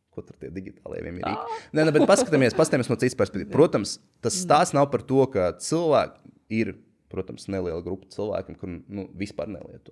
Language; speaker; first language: Latvian; native; Latvian